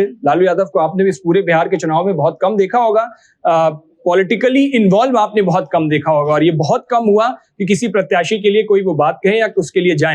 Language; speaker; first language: Hindi; native; Hindi